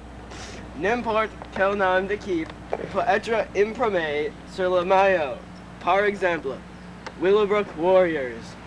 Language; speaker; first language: French; non-native, learner; English